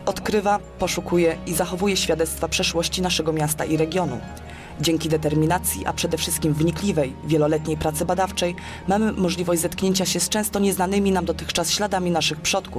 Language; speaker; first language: Polish; native; Polish